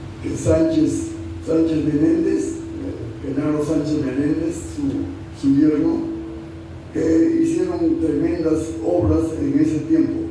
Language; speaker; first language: Spanish; native; Spanish